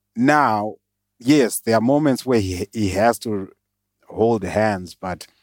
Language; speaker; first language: English; non-native, local second language; Shona